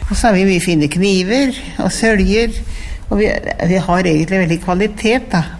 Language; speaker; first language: Norwegian; native; Norwegian